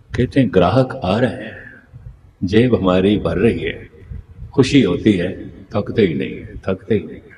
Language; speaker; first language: Hindi; non-native, local second language; Punjabi